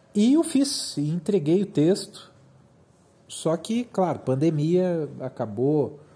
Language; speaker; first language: Portuguese; native; Portuguese